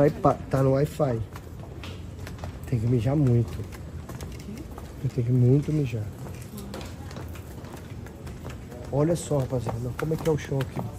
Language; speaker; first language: Portuguese; native; Portuguese